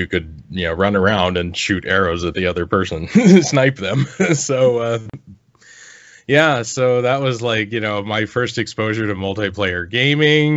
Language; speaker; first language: English; native; English